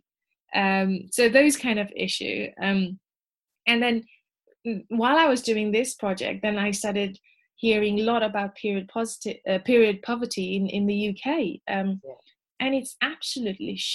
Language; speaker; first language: English; non-native, local second language; Nepali